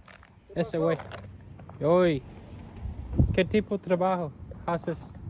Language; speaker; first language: Spanish; non-native, learner; English